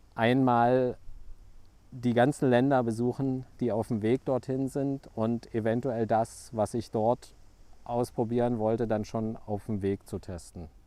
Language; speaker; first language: German; native; German